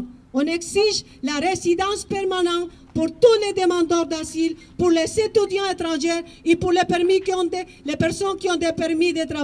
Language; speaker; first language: French; non-native, fluent; Spanish